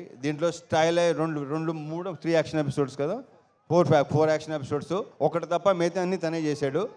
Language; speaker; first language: Telugu; native; Telugu